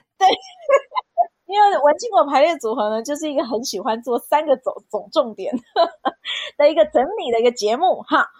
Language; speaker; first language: Chinese; native; Chinese